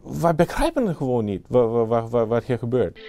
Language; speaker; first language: Dutch; non-native, fluent; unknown